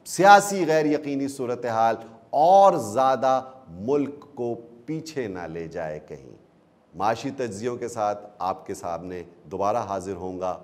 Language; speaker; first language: Urdu; native; Urdu